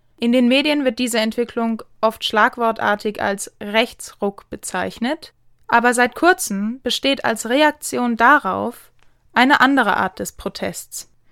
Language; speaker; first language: German; native; German